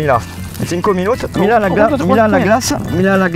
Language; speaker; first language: Spanish; non-native, learner; French